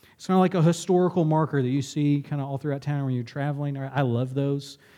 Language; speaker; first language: English; native; English